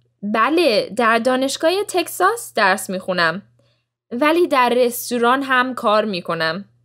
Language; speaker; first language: Persian; early bilingual, heritage; Persian